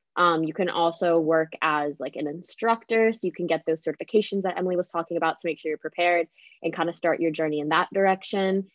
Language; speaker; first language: English; native; English